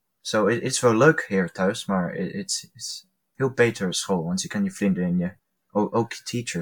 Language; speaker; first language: Dutch; early bilingual, heritage; Dutch